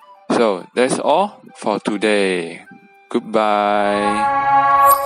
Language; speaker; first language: English; non-native, local second language; Chinese